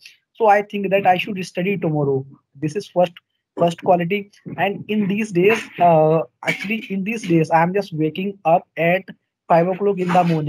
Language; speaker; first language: English; non-native, learner; Hindi